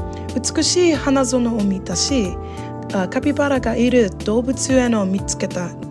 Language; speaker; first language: Japanese; non-native, learner; English